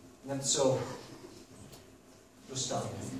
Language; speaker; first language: Czech; non-native, fluent; English